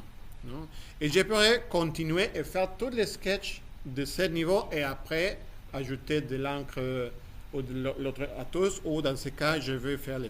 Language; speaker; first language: French; non-native, fluent; Spanish